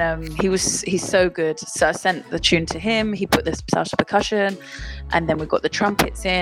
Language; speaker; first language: English; native; English